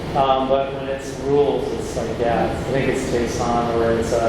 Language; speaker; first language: English; native; English